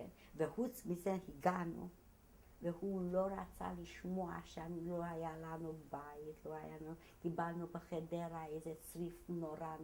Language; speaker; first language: Hebrew; non-native, fluent; Hungarian